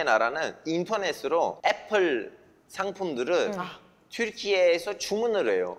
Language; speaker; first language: Korean; non-native, fluent; Turkish